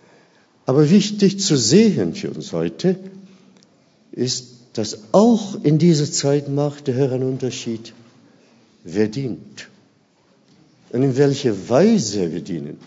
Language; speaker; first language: German; non-native, fluent; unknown